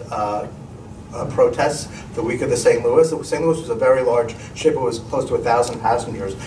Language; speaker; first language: English; native; English